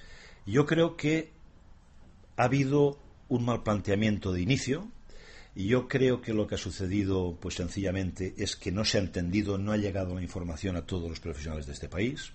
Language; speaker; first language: Spanish; native; Spanish